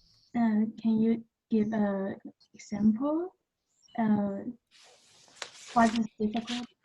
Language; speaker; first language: English; non-native, learner; Chinese